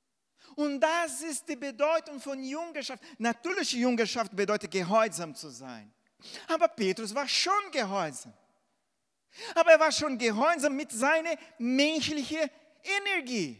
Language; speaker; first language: German; non-native, fluent; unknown